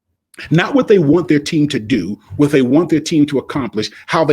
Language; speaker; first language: English; native; English